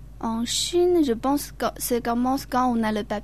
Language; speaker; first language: French; non-native, learner; Chinese